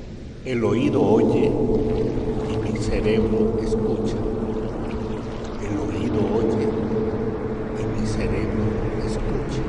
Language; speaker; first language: Spanish; native; Spanish